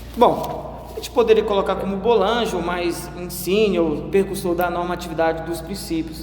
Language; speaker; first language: Portuguese; native; Portuguese